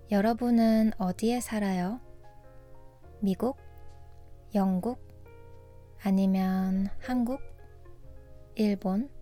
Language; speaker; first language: Korean; non-native, fluent; English